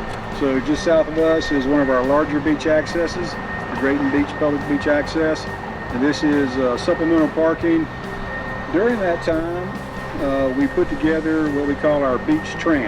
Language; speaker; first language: English; native; English